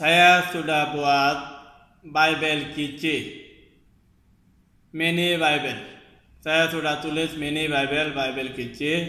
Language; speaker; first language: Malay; non-native, local second language; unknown